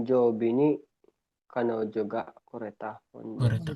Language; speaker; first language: Japanese; non-native, learner; Filipino